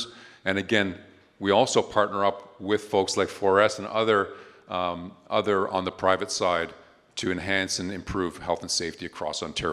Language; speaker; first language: English; native; English